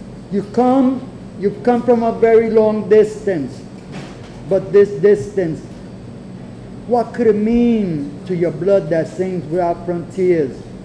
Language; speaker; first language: English; non-native, fluent; Spanish